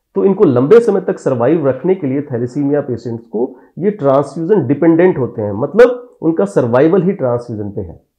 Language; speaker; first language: Hindi; native; Hindi